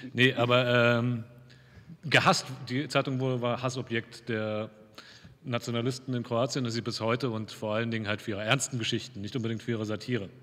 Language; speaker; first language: German; native; German